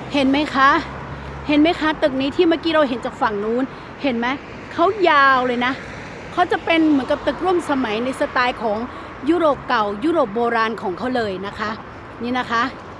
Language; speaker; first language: Thai; native; Thai